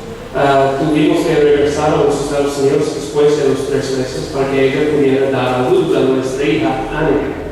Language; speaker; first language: Spanish; non-native, fluent; English